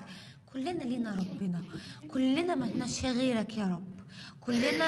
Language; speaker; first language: Arabic; native; Arabic